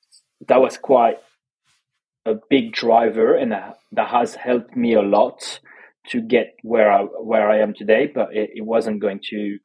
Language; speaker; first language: English; non-native, fluent; French